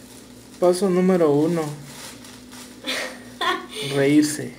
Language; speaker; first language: Spanish; native; Spanish